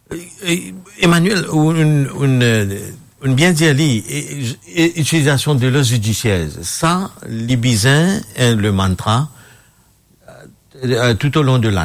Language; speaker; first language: French; non-native, local second language; Morisyen